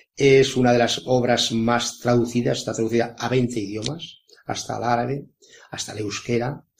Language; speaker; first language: Spanish; native; Spanish